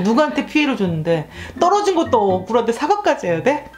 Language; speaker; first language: Korean; native; Korean